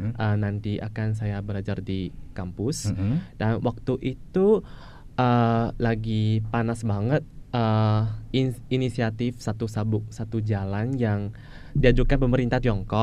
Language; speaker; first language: Indonesian; non-native, fluent; Chinese